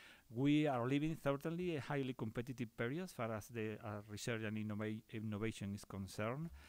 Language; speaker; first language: English; non-native, fluent; Spanish